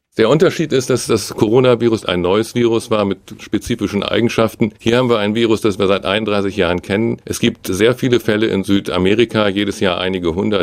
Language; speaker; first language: German; native; German